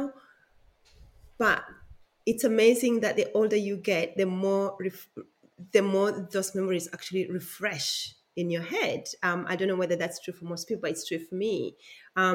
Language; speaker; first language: English; non-native, local second language; Luo (Kenya and Tanzania)